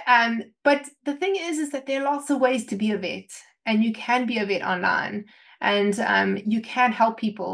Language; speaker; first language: English; native; English